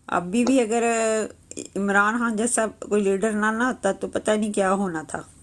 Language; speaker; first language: Urdu; native; Urdu